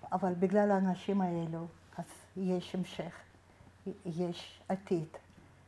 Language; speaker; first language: Hebrew; non-native, fluent; Russian